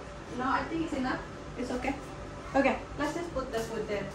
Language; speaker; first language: English; non-native, fluent; Indonesian